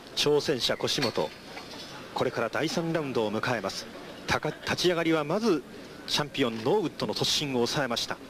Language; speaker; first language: Japanese; native; Japanese